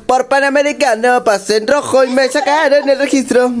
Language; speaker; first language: Spanish; native; Spanish